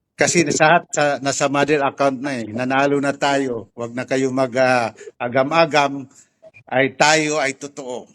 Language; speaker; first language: Filipino; non-native, local second language; Tausug